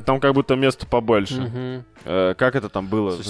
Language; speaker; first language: Russian; native; Russian